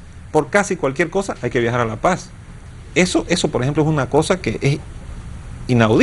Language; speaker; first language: Spanish; native; Spanish